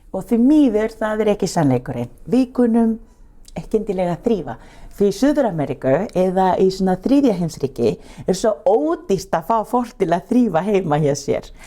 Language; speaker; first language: Icelandic; non-native, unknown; Spanish